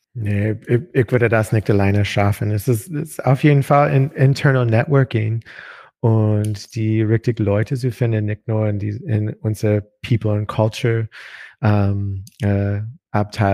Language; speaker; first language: German; non-native, learner; English